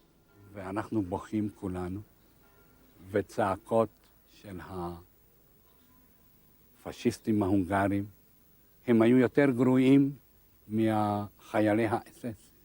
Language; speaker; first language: Hebrew; non-native, fluent; Hungarian